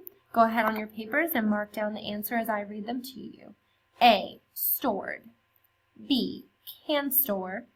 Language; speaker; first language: English; native; English